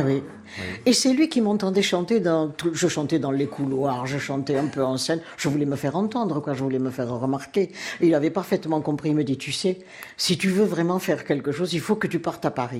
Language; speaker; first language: French; native; French